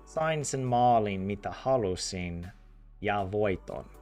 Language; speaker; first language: Finnish; non-native, learner; English